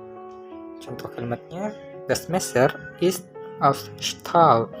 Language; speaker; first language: German; non-native, learner; Indonesian